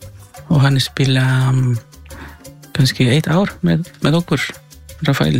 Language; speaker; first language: Icelandic; non-native, learner; Spanish